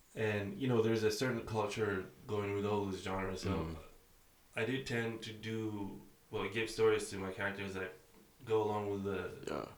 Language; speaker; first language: English; non-native, fluent; Greek